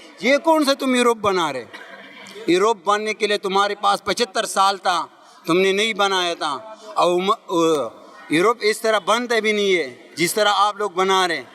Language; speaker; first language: Urdu; non-native, local second language; Pashto